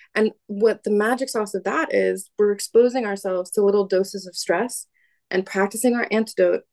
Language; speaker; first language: English; native; English